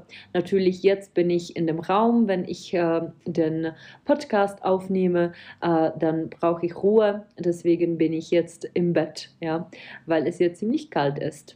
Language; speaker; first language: German; non-native, fluent; Czech